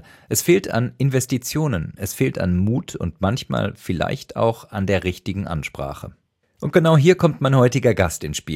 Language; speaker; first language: German; native; German